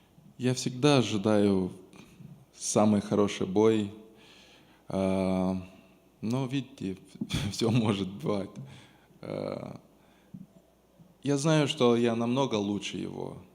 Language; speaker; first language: Russian; non-native, local second language; Romanian